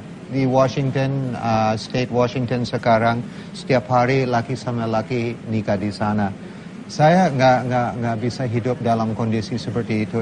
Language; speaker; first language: Indonesian; non-native, learner; English